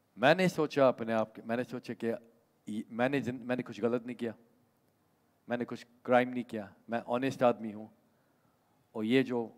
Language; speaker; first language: Hindi; native; Hindi